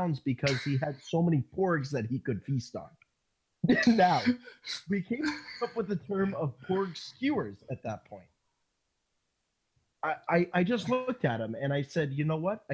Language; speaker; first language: English; native; English